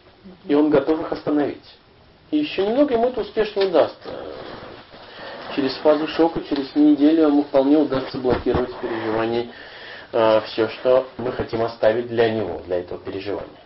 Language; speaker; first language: Russian; native; Russian